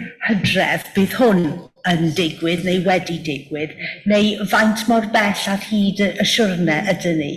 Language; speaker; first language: Welsh; native; Welsh